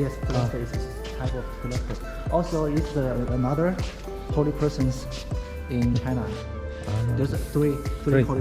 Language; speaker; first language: English; non-native, learner; Chinese